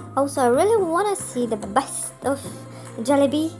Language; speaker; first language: English; non-native, fluent; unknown